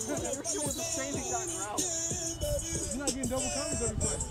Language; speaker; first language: English; native; English